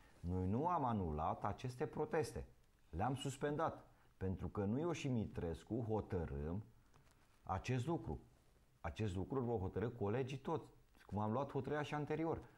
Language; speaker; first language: Romanian; native; Romanian